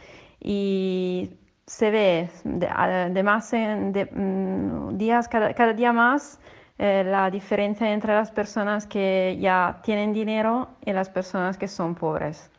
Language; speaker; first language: Spanish; non-native, fluent; Italian